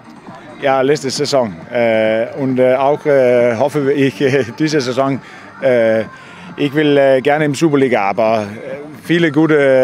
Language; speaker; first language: German; non-native, learner; Danish